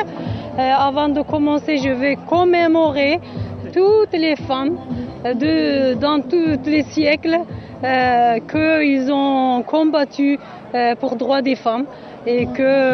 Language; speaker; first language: French; non-native, learner; Kurdish